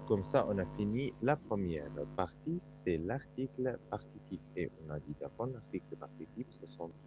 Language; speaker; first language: French; non-native, fluent; Arabic